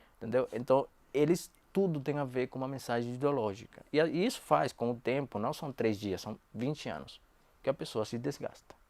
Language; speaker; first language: Portuguese; non-native, fluent; Spanish